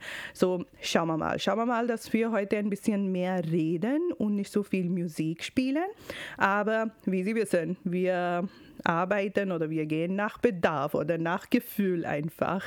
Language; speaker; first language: German; non-native, fluent; Urdu